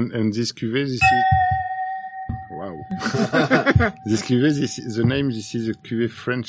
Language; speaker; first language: English; non-native, learner; French